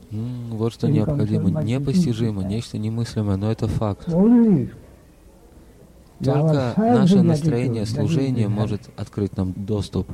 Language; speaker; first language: Russian; native; Russian